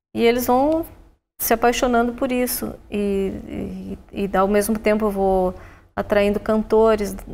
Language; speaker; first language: Portuguese; native; Portuguese